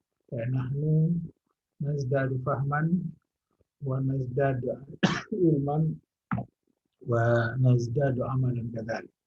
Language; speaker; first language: Arabic; non-native, fluent; Indonesian